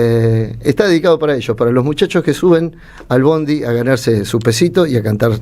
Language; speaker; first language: Spanish; native; Spanish